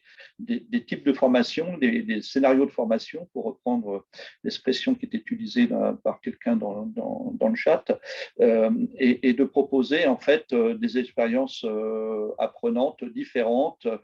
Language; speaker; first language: French; native; French